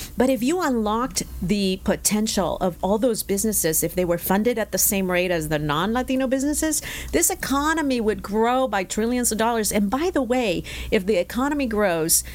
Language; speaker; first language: English; early bilingual, other home language; Spanish